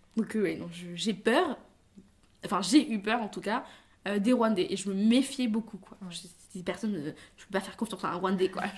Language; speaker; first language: French; early bilingual, other home language; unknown